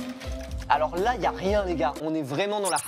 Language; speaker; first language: French; native; French